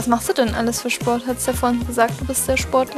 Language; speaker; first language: German; native; German